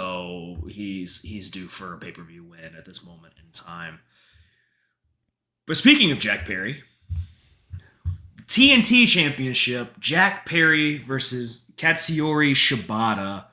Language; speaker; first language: English; native; English